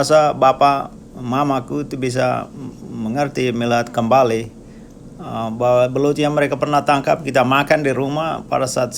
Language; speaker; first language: Indonesian; non-native, local second language; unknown